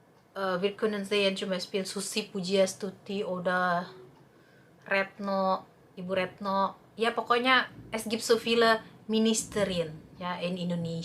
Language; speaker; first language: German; non-native, fluent; Indonesian